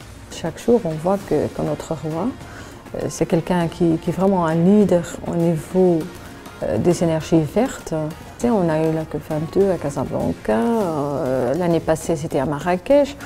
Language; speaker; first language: French; early bilingual, other home language; Arabic